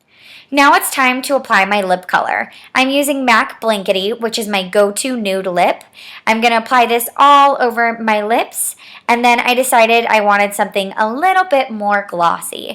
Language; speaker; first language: English; native; English